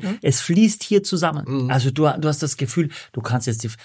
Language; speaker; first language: German; native; German